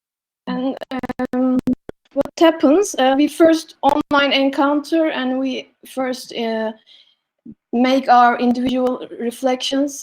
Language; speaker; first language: English; non-native, learner; Turkish